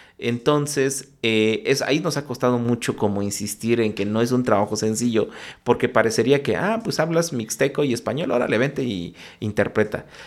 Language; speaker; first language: Spanish; non-native, local second language; Mixtepec Mixtec